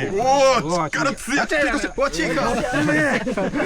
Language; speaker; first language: Japanese; native; Japanese